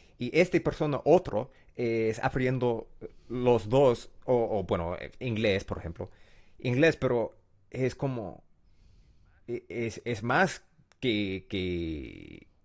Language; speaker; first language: Spanish; non-native, learner; English